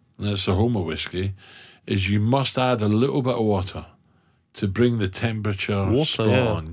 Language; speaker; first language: English; native; English